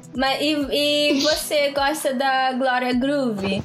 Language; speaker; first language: Portuguese; non-native, local second language; Kabuverdianu